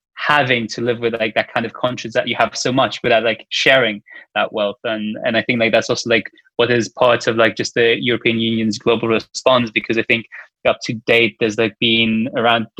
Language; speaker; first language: English; non-native, fluent; Luxembourgish